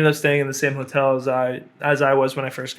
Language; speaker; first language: English; native; English